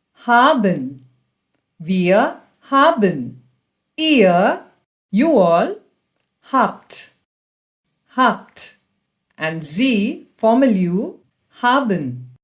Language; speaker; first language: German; non-native, fluent; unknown